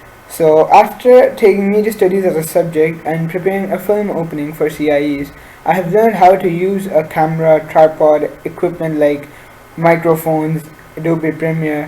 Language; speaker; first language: English; non-native, local second language; Urdu